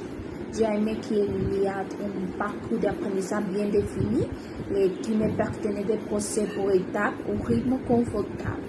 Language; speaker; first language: French; non-native, learner; Spanish